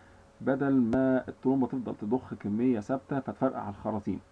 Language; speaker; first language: Arabic; native; Arabic